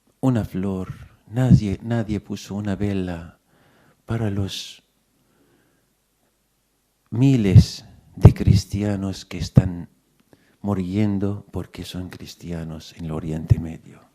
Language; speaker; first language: Spanish; non-native, fluent; Arabic